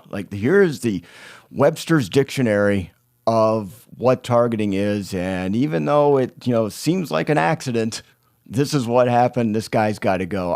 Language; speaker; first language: English; native; English